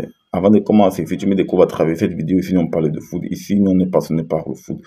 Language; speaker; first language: French; native; French